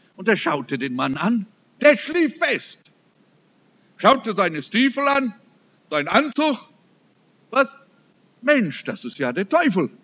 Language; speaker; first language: German; early bilingual, heritage; German